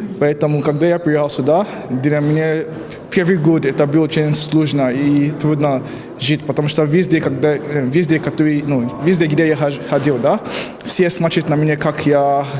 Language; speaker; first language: Russian; non-native, learner; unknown